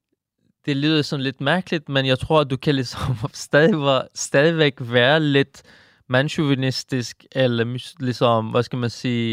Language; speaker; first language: Danish; non-native, fluent; Persian